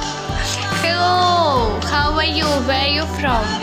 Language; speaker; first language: English; non-native, learner; Russian